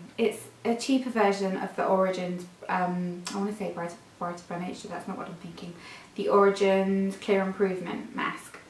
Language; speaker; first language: English; native; English